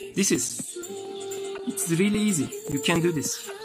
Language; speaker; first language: English; non-native, learner; Turkish